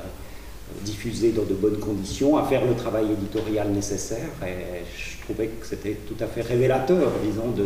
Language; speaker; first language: French; native; French